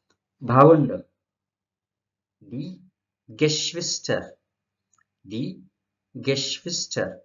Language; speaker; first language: German; non-native, learner; Marathi